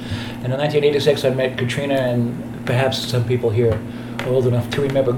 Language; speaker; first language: English; native; English